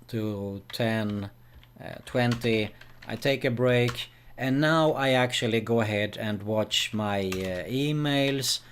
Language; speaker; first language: English; non-native, fluent; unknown